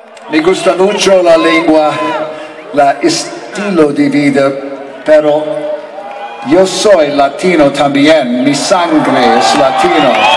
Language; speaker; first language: Spanish; non-native, learner; English